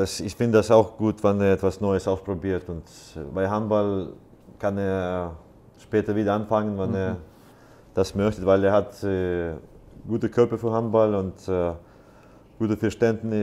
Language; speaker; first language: German; non-native, fluent; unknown